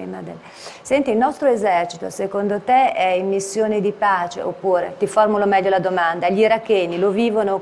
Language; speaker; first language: Italian; native; Italian